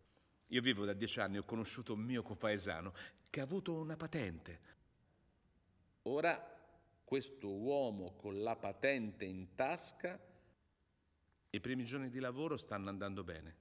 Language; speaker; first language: Italian; non-native, fluent; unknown